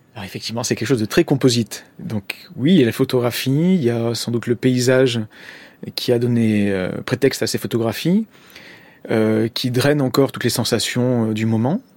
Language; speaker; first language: French; native; French